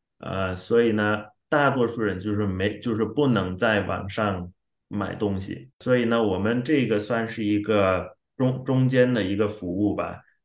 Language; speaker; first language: Chinese; non-native, fluent; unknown